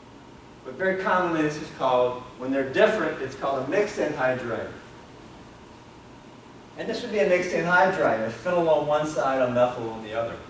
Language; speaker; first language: English; native; English